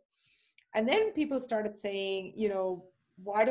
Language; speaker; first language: English; non-native, local second language; Tamil